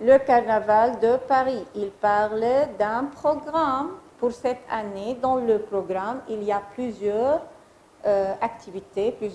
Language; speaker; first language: French; non-native, fluent; Arabic